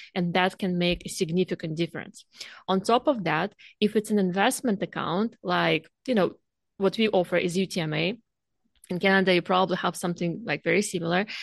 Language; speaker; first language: English; non-native, fluent; Russian